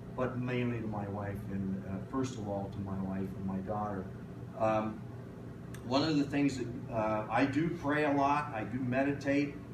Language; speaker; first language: English; native; English